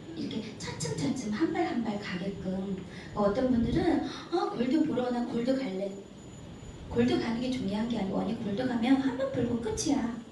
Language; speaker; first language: Korean; early bilingual, heritage; Korean